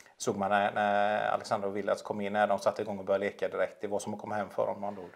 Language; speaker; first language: Swedish; native; Swedish